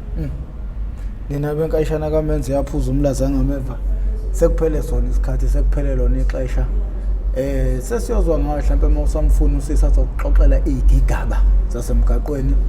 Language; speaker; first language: Zulu; native; Zulu